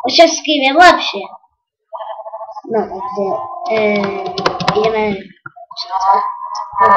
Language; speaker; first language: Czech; non-native, learner; Slovak